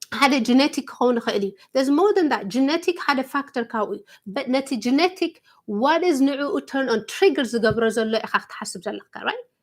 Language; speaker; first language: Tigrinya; early bilingual, heritage; Tigrinya